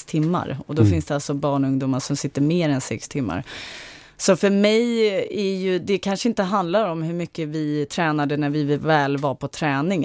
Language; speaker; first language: Swedish; native; Swedish